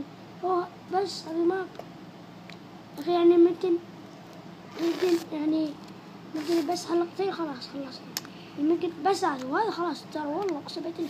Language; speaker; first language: Arabic; native; Arabic